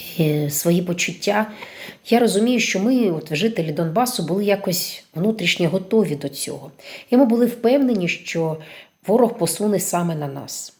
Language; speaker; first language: Ukrainian; non-native, local second language; Russian